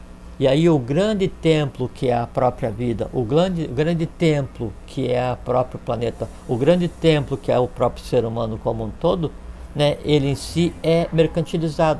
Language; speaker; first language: Portuguese; native; Portuguese